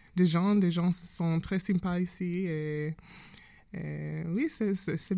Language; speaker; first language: French; non-native, learner; English